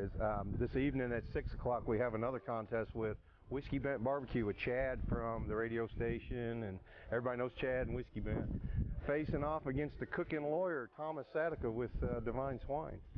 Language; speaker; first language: English; native; English